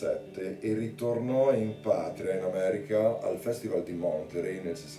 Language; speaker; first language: Italian; native; Italian